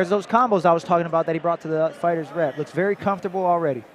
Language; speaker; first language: English; native; English